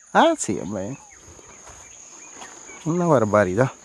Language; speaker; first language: Spanish; native; Spanish